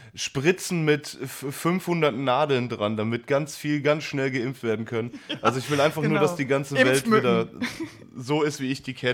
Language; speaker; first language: German; native; German